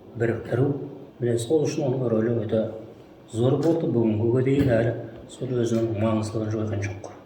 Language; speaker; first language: Kazakh; native; Kazakh